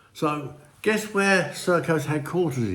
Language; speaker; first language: English; native; English